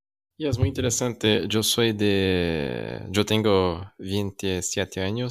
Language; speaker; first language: Spanish; non-native, learner; Portuguese